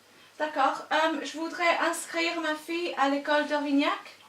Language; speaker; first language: French; non-native, learner; English